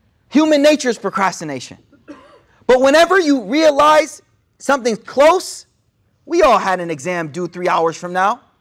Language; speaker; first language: English; native; English